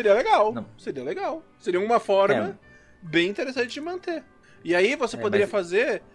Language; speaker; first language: Portuguese; native; Portuguese